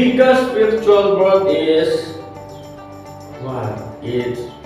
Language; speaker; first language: English; non-native, learner; Indonesian